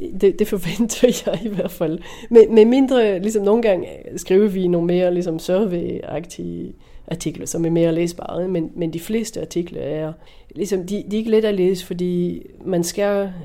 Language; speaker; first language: Danish; non-native, fluent; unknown